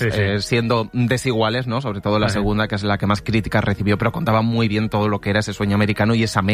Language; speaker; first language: Spanish; native; Spanish